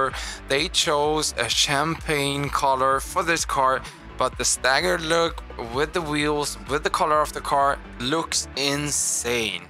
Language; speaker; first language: English; non-native, fluent; Swedish